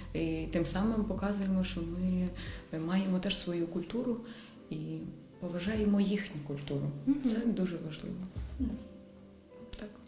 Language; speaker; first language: Ukrainian; native; Ukrainian